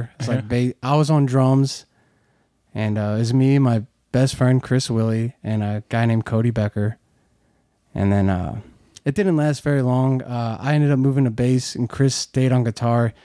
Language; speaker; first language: English; native; English